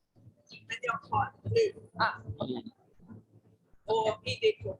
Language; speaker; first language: Swedish; non-native, learner; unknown